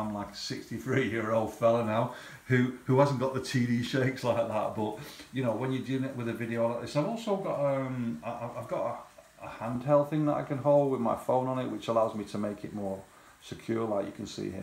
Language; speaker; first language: English; native; English